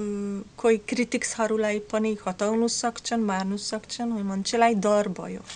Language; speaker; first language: Nepali; non-native, learner; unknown